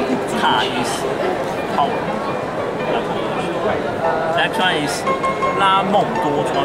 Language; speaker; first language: English; non-native, fluent; Chinese